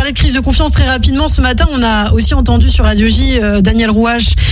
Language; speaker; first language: French; native; French